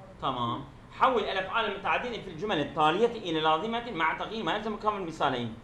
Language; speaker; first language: Arabic; non-native, fluent; Turkish